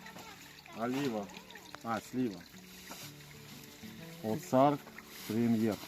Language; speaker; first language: Russian; native; Russian